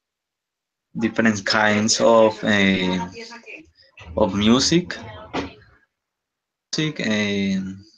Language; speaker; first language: English; non-native, learner; Spanish